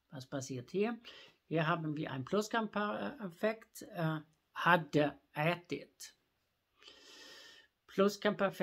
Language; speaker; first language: German; non-native, fluent; Swedish